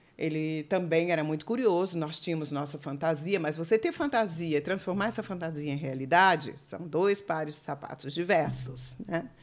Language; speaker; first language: Portuguese; native; Portuguese